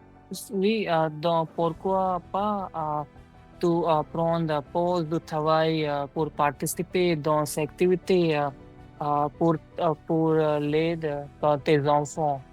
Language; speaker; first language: French; non-native, learner; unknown